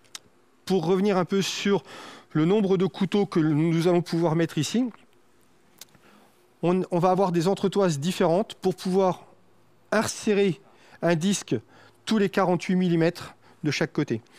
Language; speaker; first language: French; native; French